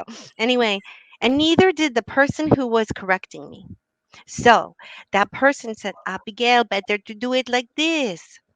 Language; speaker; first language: English; native; English